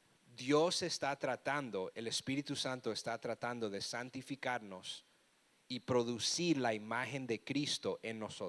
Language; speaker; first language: Spanish; early bilingual, heritage; Spanish